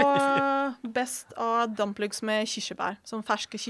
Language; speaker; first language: Norwegian; non-native, fluent; Ukrainian